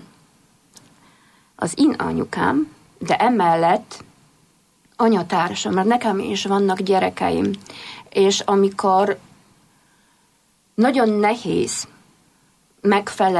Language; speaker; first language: Hungarian; non-native, fluent; Polish